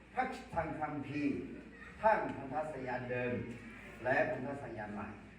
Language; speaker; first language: Thai; non-native, local second language; Akha